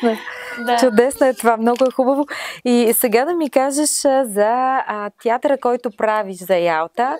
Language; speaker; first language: Bulgarian; native; Bulgarian